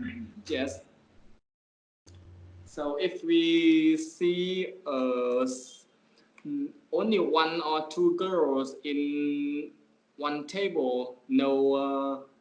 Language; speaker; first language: English; non-native, learner; Vietnamese